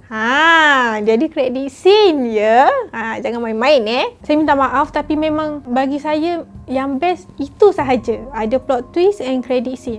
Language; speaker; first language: Malay; native; Malay